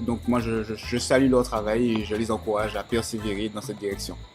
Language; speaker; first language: French; native; French